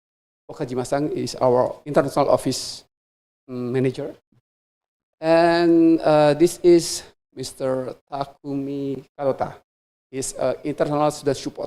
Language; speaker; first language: English; non-native, fluent; Indonesian